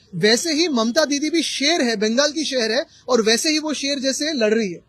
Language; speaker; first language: Hindi; non-native, local second language; Marathi